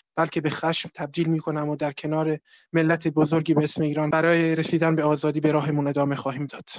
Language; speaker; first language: Persian; non-native, local second language; Kurdish